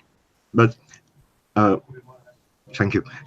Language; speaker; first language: English; non-native, learner; French